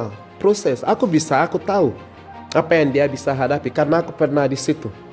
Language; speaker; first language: Indonesian; non-native, fluent; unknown